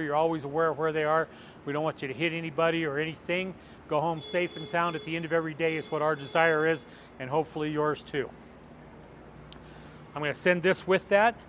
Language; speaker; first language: English; native; English